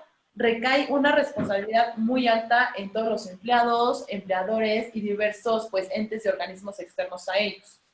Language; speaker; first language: Spanish; native; Spanish